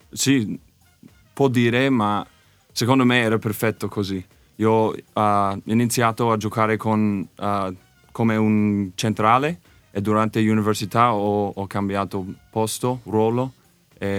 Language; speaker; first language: Italian; non-native, learner; English